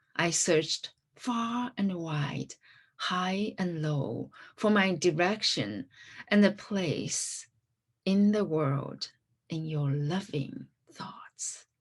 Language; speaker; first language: English; non-native, fluent; Chinese